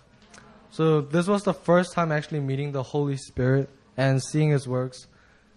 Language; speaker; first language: English; native; English